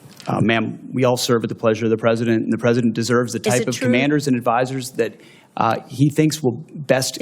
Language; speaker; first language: English; native; English